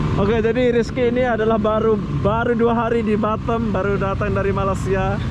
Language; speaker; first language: Indonesian; native; Indonesian